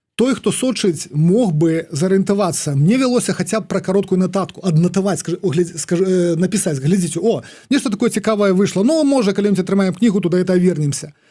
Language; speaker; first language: Belarusian; non-native, local second language; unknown